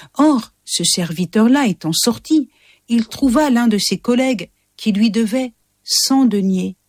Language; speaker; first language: French; native; French